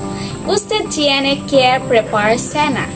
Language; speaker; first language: Spanish; non-native, learner; Filipino